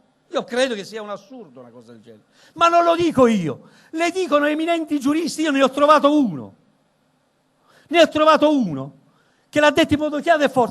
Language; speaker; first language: Italian; native; Italian